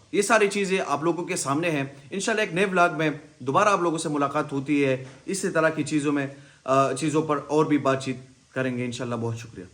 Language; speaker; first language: Urdu; non-native, local second language; Pashto